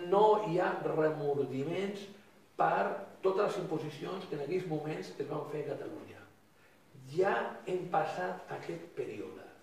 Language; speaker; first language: Catalan; non-native, local second language; Spanish